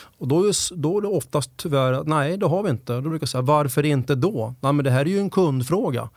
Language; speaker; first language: Swedish; native; Swedish